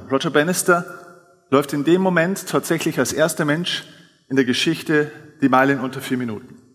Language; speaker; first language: German; native; German